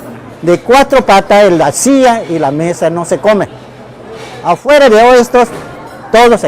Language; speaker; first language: Spanish; non-native, fluent; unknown